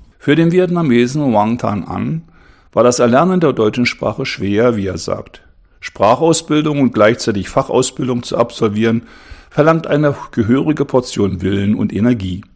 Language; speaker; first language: German; native; German